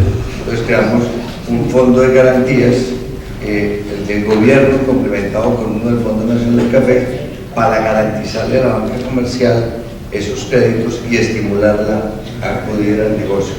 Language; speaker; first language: Spanish; native; Spanish